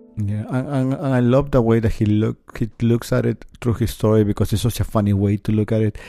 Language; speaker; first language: English; non-native, fluent; Spanish